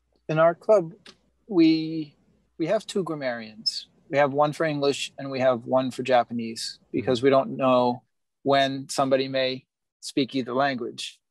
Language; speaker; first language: English; native; English